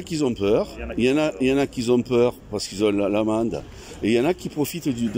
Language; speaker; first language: French; native; French